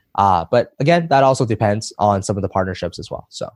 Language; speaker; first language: English; early bilingual, other home language; Chinese